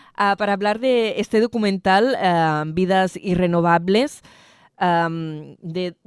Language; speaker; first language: Spanish; non-native, local second language; Catalan